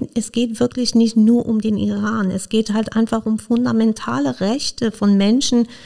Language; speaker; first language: German; non-native, fluent; Persian